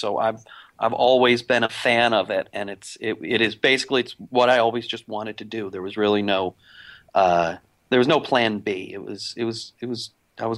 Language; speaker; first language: English; native; English